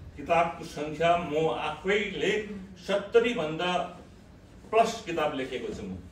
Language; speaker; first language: Nepali; non-native, local second language; Eastern Tamang